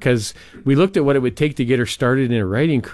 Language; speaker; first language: English; native; English